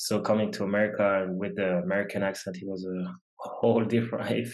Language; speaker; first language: English; non-native, fluent; French